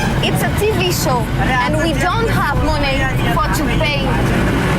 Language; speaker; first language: English; non-native, learner; French